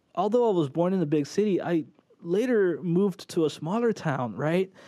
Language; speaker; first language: English; early bilingual, other home language; Portuguese